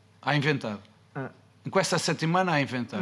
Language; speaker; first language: Italian; non-native, fluent; Portuguese